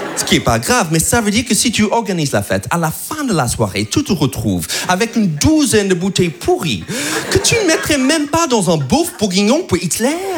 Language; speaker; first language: French; non-native, fluent; English